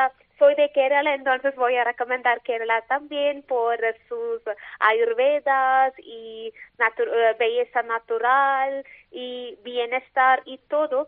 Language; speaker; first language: Spanish; non-native, learner; Malayalam